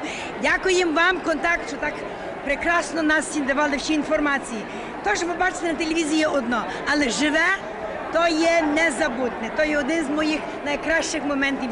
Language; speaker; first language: Ukrainian; early bilingual, heritage; Ukrainian